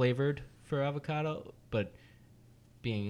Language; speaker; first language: English; native; English